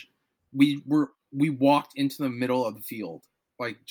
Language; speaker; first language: English; native; English